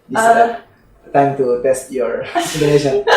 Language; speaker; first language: English; non-native, learner; Indonesian